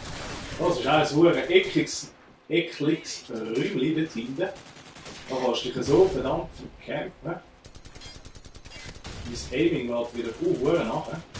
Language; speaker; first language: German; native; German